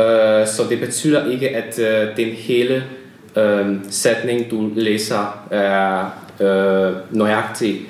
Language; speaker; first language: Danish; non-native, learner; Hungarian